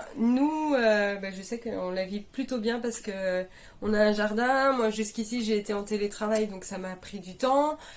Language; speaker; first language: French; native; French